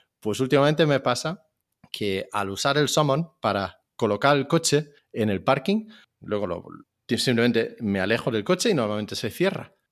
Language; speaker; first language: Spanish; non-native, fluent; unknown